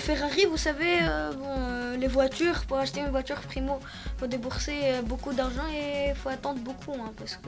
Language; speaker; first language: French; non-native, local second language; Arabic